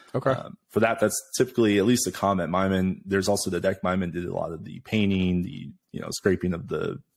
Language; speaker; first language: English; native; English